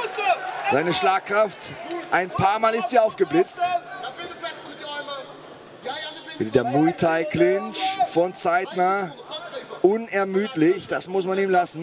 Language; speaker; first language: German; native; German